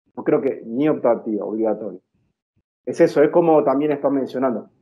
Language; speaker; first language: Spanish; native; Spanish